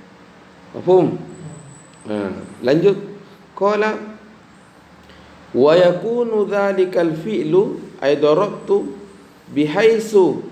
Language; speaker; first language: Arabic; non-native, fluent; Indonesian